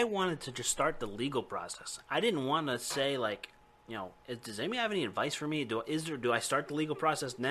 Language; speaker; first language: English; native; English